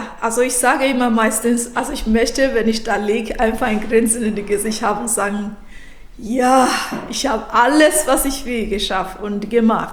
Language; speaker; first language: German; non-native, fluent; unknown